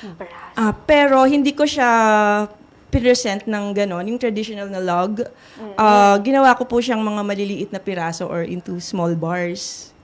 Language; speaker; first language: Filipino; native; Filipino